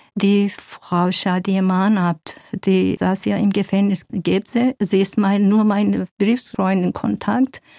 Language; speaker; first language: German; non-native, fluent; Kurdish